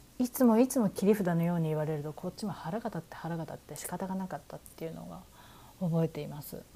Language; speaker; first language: Japanese; native; Japanese